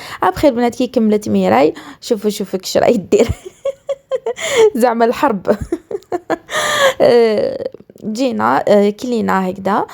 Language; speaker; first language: Arabic; native; Arabic